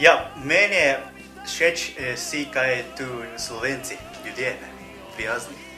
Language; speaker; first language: Slovenian; non-native, learner; Japanese